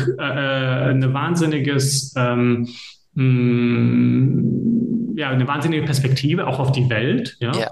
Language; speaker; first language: German; early bilingual, other home language; Serbian